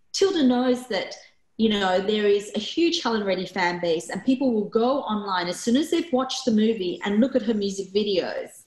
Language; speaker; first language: English; early bilingual, other home language; Korean